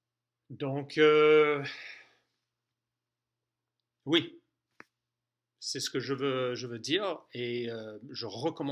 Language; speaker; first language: French; non-native, fluent; English